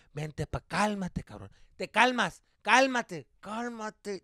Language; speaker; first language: Spanish; early bilingual, heritage; Spanish